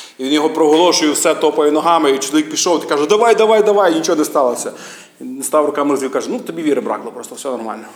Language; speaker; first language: Ukrainian; native; Ukrainian